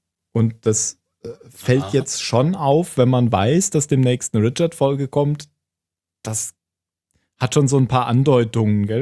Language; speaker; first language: German; native; German